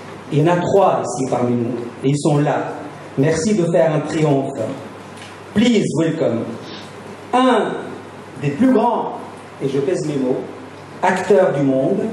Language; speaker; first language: French; native; French